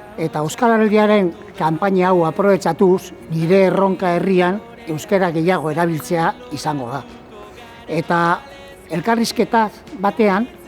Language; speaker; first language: Basque; non-native, local second language; Spanish